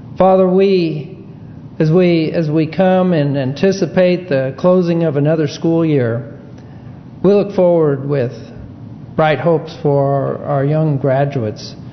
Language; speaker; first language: English; native; English